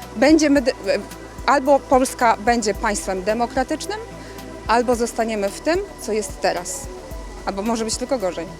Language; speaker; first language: Polish; native; Polish